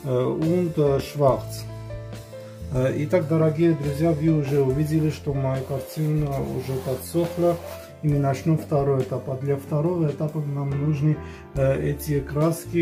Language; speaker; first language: Russian; non-native, fluent; Armenian